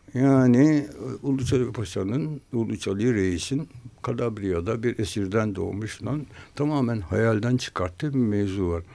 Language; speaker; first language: Turkish; native; Turkish